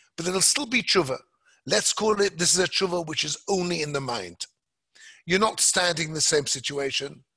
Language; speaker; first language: English; native; English